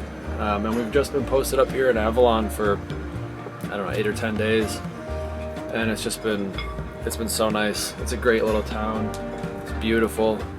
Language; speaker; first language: English; native; English